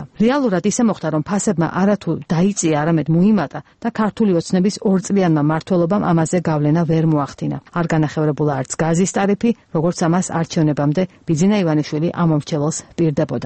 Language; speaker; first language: Georgian; native; Georgian